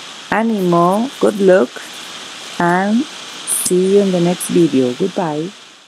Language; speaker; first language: English; non-native, fluent; Spanish